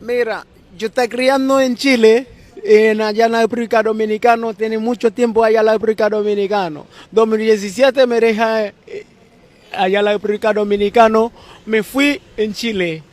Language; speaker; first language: Spanish; non-native, learner; Haitian Creole